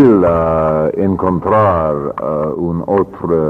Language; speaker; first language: Spanish; non-native, learner; English